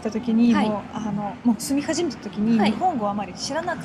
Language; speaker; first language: Japanese; non-native, fluent; Russian